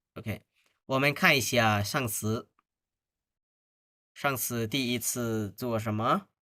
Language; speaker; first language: Chinese; non-native, fluent; Bangla